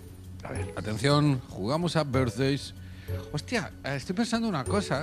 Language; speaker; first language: Spanish; native; Spanish